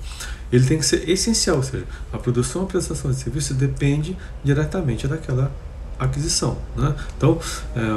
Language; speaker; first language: Portuguese; native; Portuguese